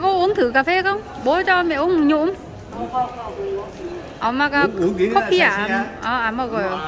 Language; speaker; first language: Korean; non-native, learner; Vietnamese